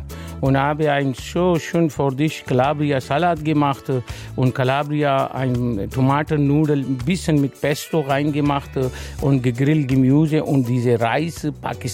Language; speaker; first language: German; non-native, learner; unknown